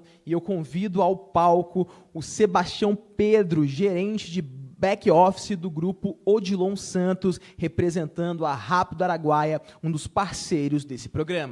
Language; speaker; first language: Portuguese; native; Portuguese